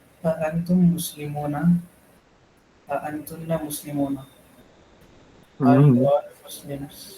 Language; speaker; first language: Arabic; non-native, learner; Urdu